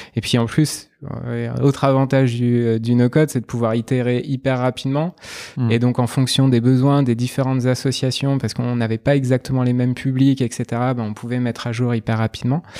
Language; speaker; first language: French; native; French